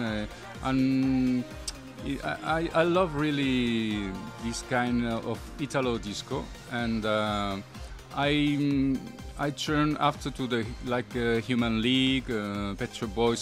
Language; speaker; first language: English; non-native, learner; Spanish